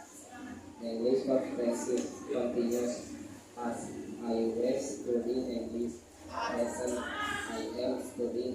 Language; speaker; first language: English; non-native, learner; Indonesian